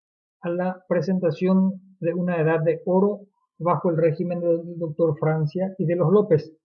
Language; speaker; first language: Spanish; native; Spanish